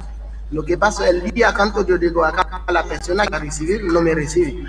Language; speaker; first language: Spanish; non-native, learner; Haitian Creole